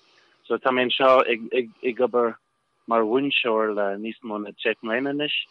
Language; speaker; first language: Irish; non-native, local second language; English